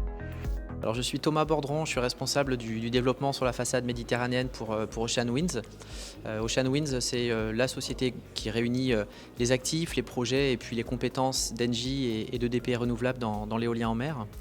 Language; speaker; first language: French; native; French